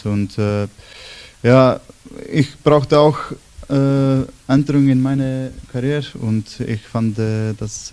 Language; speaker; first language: German; non-native, learner; Icelandic